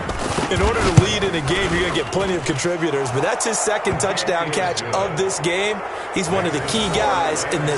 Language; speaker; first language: English; native; English